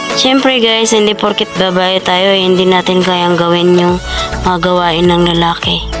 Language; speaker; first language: Filipino; non-native, local second language; Cebuano